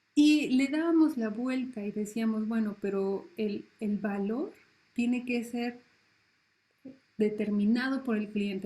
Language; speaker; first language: Spanish; native; Spanish